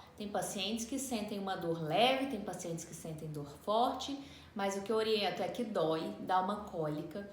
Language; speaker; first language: Portuguese; native; Portuguese